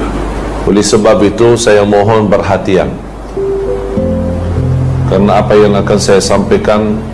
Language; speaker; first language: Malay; non-native, fluent; Arabic